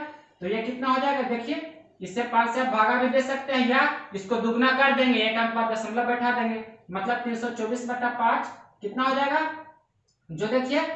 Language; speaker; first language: Hindi; native; Hindi